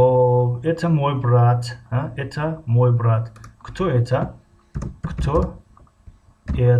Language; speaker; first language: Russian; non-native, fluent; Tajik